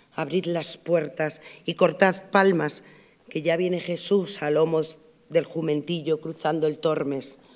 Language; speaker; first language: Spanish; native; Spanish